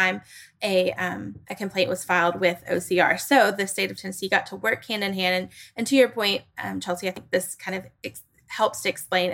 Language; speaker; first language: English; native; English